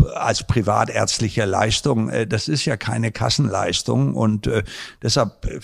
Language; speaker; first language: German; non-native, fluent; Danish